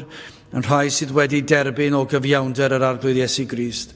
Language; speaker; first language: Welsh; native; Welsh